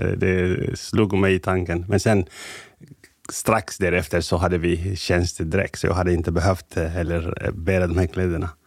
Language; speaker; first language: Swedish; non-native, fluent; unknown